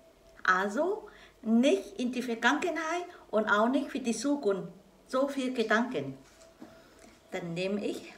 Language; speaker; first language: German; non-native, learner; Vietnamese